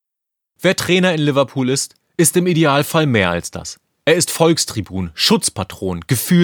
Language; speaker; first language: German; native; German